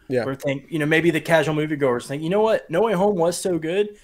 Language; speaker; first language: English; native; English